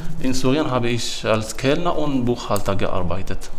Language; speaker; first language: German; non-native, learner; Arabic